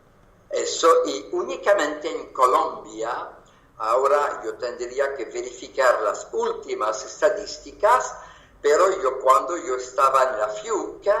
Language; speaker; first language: Spanish; non-native, fluent; French